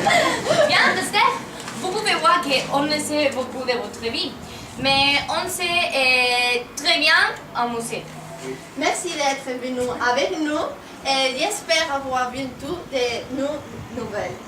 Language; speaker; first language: French; non-native, learner; Spanish